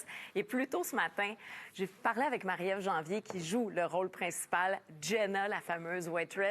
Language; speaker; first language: French; native; French